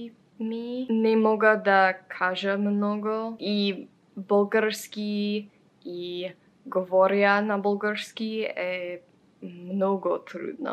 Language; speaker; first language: Bulgarian; non-native, learner; English